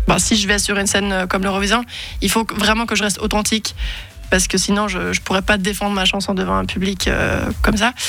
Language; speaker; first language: French; non-native, local second language; Swiss German